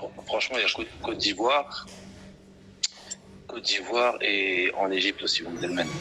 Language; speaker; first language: French; native; French